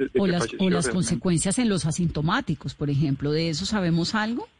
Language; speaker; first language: Spanish; native; Spanish